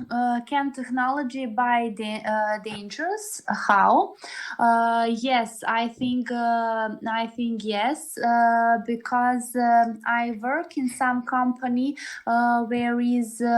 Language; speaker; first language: English; non-native, learner; Serbian